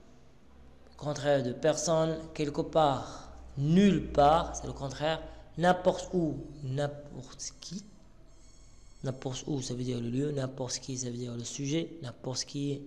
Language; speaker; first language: French; non-native, local second language; Arabic